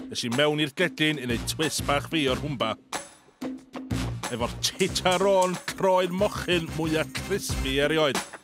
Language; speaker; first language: Welsh; native; Welsh